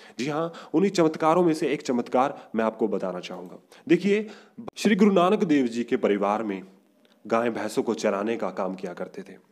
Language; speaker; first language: Hindi; non-native, local second language; Punjabi